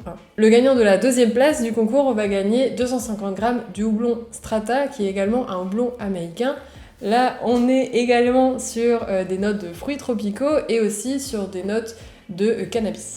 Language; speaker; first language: French; native; French